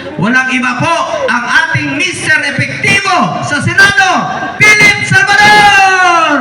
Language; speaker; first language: Filipino; non-native, local second language; Cebuano